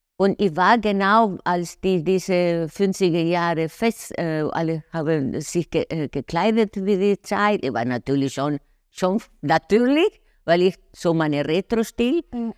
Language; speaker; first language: German; non-native, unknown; Spanish